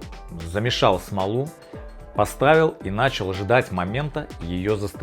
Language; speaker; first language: Russian; native; Russian